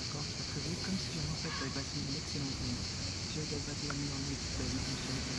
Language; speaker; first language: French; native; French